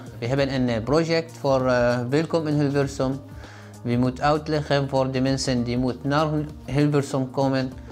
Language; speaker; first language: Dutch; non-native, learner; Arabic